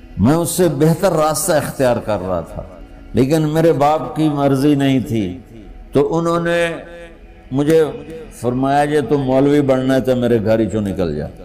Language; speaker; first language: Urdu; non-native, local second language; Punjabi